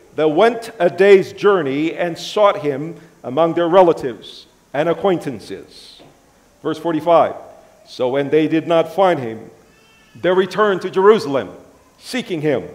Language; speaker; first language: English; native; English